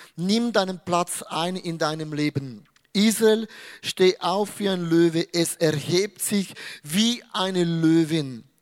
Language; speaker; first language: German; native; German